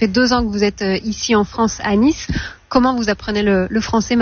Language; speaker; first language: French; native; French